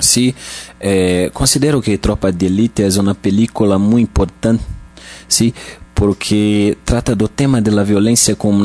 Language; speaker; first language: Spanish; non-native, learner; Portuguese